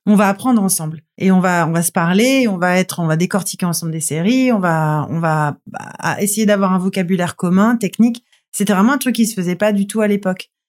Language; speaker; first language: French; native; French